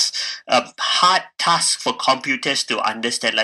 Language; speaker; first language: English; non-native, local second language; Tamil